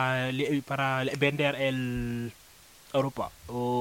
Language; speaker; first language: Spanish; non-native, learner; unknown